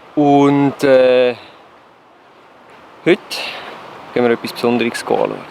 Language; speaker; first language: German; native; German